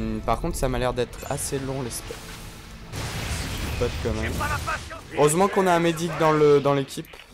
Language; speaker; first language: French; native; French